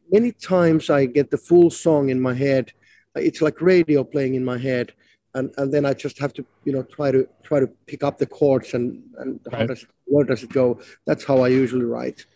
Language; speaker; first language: English; non-native, fluent; Finnish